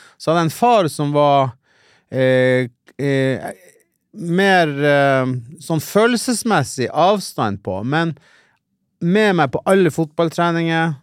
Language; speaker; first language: Norwegian; native; Norwegian